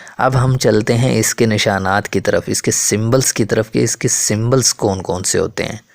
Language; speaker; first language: Urdu; native; Urdu